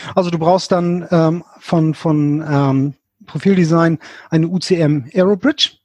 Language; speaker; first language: German; native; German